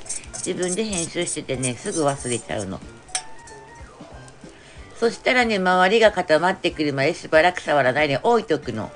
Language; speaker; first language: Japanese; native; Japanese